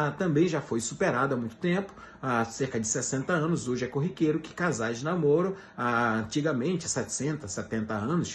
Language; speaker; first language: Portuguese; native; Portuguese